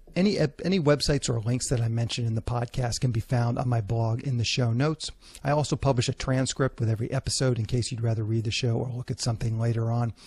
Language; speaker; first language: English; native; English